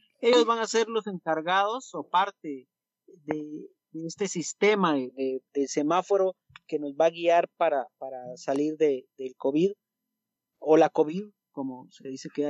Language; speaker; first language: Spanish; native; Spanish